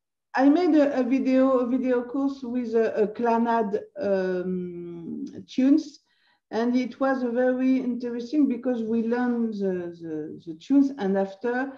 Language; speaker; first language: English; non-native, learner; French